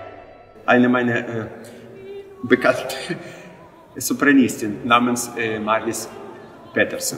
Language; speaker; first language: German; non-native, fluent; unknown